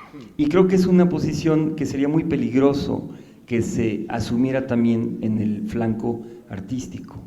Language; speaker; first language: Spanish; native; Spanish